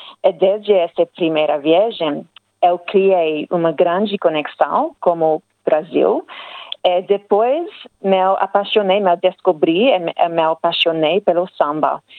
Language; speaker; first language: Portuguese; non-native, learner; English